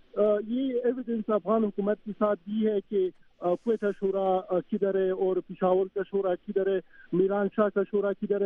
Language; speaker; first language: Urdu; non-native, fluent; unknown